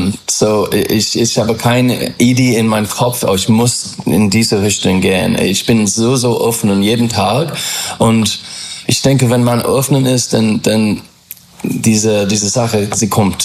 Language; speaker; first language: German; non-native, fluent; English